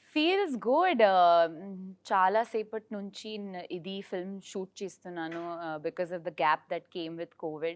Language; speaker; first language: Telugu; non-native, local second language; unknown